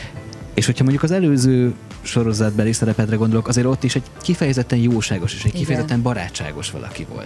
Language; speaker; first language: Hungarian; native; Hungarian